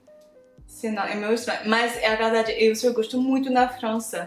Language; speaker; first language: Portuguese; non-native, fluent; French